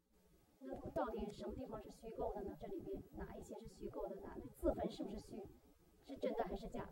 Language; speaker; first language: Chinese; native; Chinese